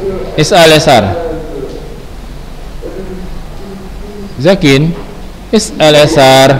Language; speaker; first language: Arabic; non-native, fluent; Indonesian